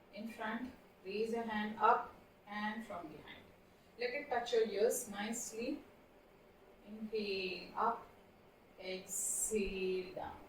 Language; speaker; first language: English; non-native, local second language; Marathi